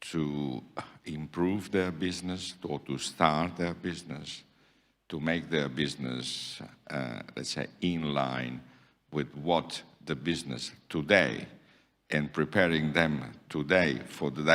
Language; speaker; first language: English; non-native, fluent; Italian